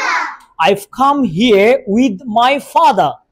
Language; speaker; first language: English; non-native, local second language; Bangla